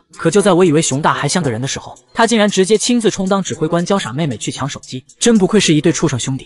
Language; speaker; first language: Chinese; native; Chinese